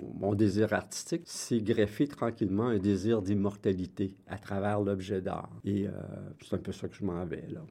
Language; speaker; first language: French; native; French